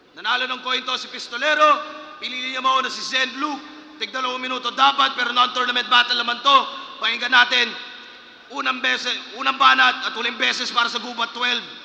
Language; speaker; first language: Filipino; native; Filipino